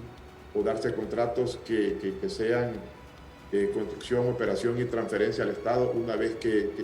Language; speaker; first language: Spanish; native; Spanish